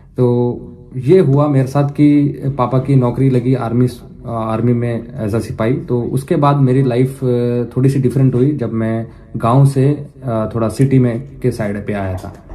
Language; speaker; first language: Hindi; native; Hindi